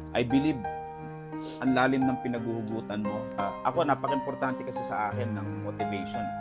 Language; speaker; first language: Filipino; native; Filipino